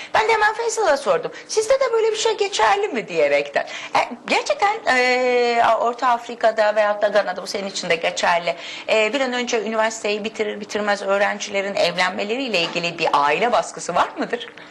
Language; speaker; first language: Turkish; native; Turkish